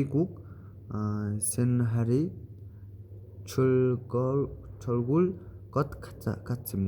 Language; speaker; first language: Korean; non-native, learner; Mongolian